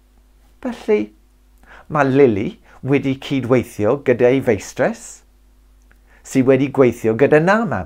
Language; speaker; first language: Welsh; non-native, local second language; English